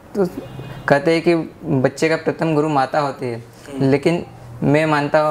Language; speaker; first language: Hindi; native; Hindi